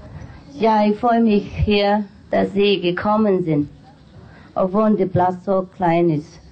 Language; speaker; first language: German; non-native, fluent; Vietnamese